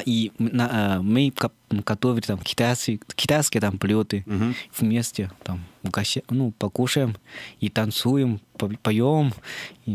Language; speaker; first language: Russian; non-native, learner; Chinese